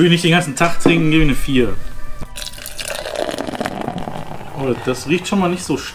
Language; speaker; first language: German; native; German